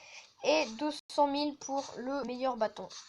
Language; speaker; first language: French; native; French